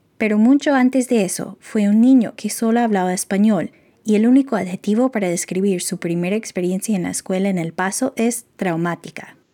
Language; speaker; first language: Spanish; non-native, fluent; English